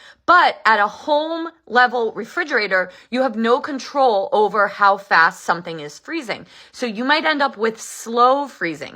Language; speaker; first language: English; native; English